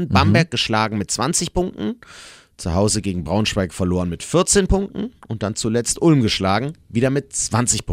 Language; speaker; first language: German; native; German